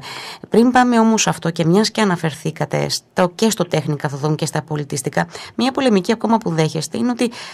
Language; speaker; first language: Greek; native; Greek